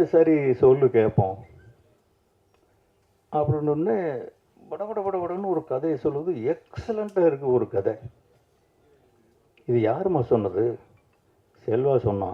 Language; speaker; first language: Tamil; native; Tamil